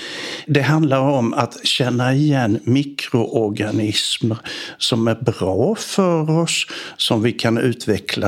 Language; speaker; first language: Swedish; native; Swedish